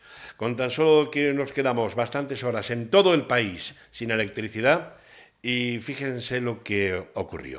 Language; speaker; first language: Spanish; native; Spanish